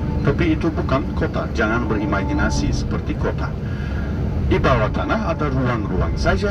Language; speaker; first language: Indonesian; non-native, fluent; Turkish